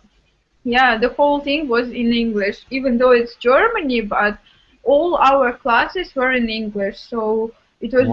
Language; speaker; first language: English; non-native, fluent; Russian